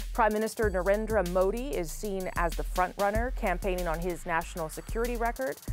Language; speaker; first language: English; native; English